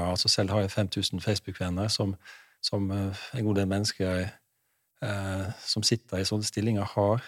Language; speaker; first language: Norwegian; native; Norwegian